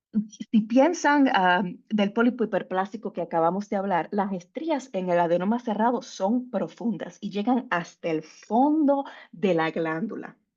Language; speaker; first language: Spanish; native; Spanish